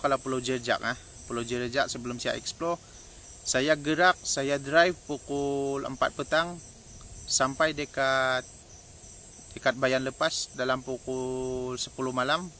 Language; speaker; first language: Malay; native; Malay